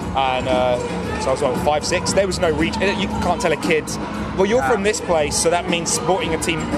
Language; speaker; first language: English; native; English